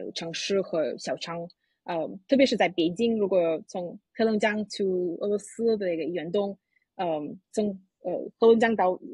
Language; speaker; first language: Chinese; non-native, fluent; Russian